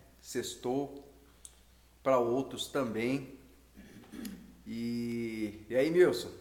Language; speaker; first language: Portuguese; native; Portuguese